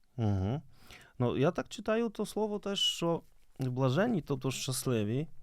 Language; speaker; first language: Ukrainian; native; Ukrainian